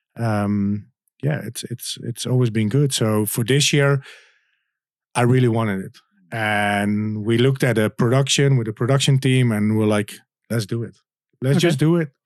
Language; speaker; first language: English; non-native, fluent; Dutch